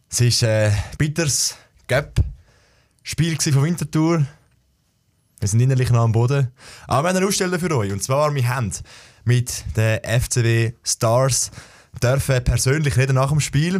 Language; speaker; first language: German; native; German